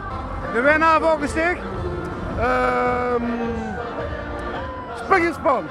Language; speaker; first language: Dutch; native; Dutch